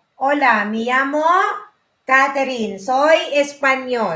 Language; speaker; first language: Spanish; non-native, learner; Filipino